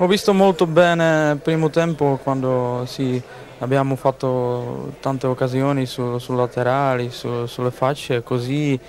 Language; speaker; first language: Italian; non-native, learner; Czech